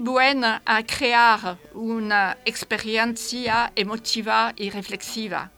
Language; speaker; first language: Spanish; non-native, fluent; French